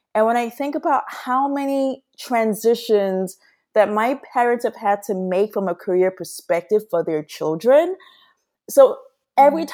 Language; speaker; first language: English; non-native, local second language; Yoruba